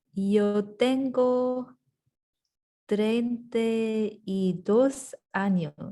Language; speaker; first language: Spanish; non-native, learner; English